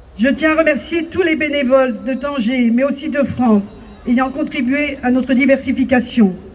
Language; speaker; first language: French; native; French